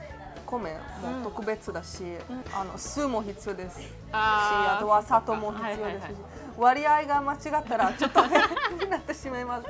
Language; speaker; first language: Japanese; non-native, fluent; Italian